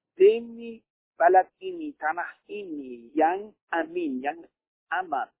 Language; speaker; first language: Indonesian; non-native, fluent; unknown